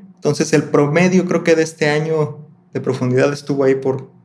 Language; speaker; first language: Spanish; native; Spanish